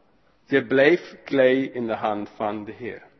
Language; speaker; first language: Dutch; non-native, fluent; English